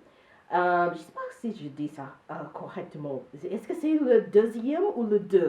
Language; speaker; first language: French; non-native, learner; English